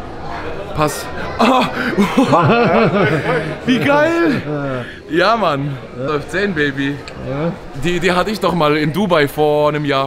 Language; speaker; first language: German; native; German